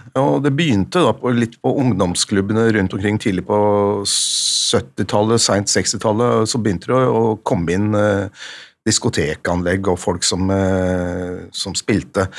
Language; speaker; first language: Norwegian; native; Norwegian